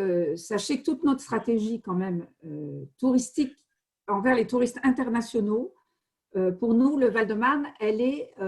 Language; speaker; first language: French; native; French